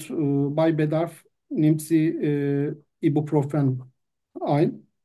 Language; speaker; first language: German; non-native, learner; Turkish